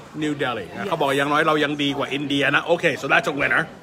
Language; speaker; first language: English; non-native, fluent; Thai